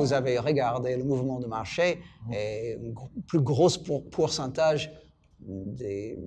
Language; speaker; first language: French; non-native, fluent; English